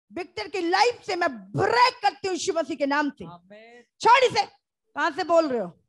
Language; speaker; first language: Hindi; native; Hindi